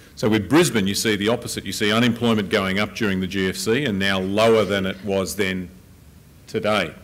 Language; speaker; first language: English; native; English